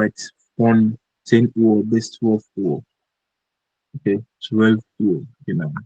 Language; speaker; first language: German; non-native, learner; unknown